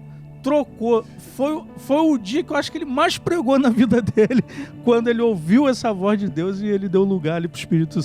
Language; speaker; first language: Portuguese; native; Portuguese